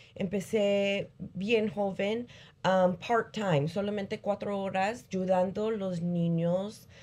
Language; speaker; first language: Spanish; early bilingual, heritage; Spanish